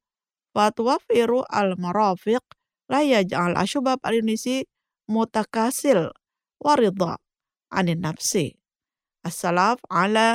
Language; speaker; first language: Arabic; non-native, fluent; Indonesian